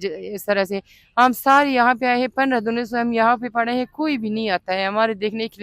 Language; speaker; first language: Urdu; non-native, fluent; Persian